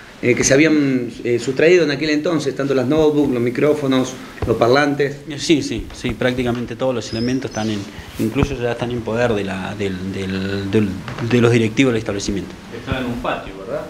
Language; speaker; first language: Spanish; native; Spanish